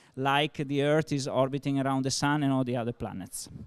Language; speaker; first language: English; non-native, fluent; Italian